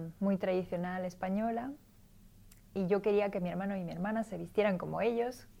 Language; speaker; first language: Spanish; early bilingual, other home language; English